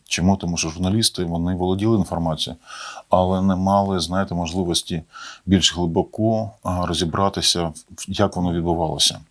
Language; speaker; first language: Ukrainian; native; Ukrainian